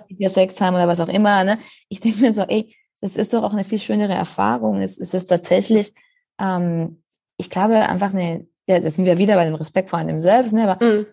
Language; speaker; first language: German; non-native, fluent; Spanish